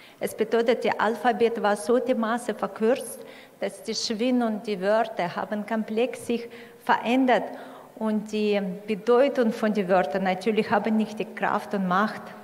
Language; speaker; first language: German; non-native, fluent; Russian